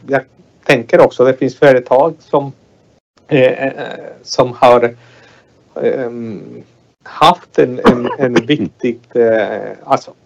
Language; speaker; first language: Swedish; non-native, fluent; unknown